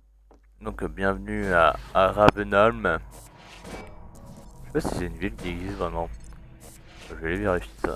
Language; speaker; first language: French; native; French